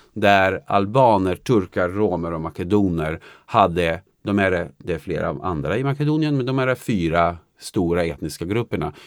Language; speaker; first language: Swedish; non-native, fluent; Albanian